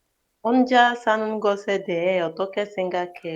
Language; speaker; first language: Korean; non-native, learner; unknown